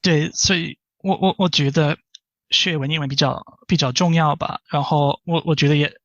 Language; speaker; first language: Chinese; non-native, fluent; English